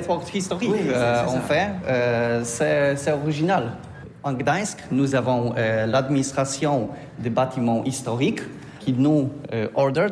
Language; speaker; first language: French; non-native, learner; Polish